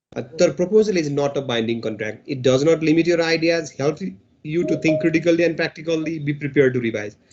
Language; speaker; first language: English; non-native, local second language; Nepali